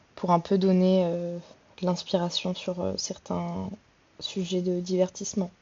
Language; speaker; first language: French; native; French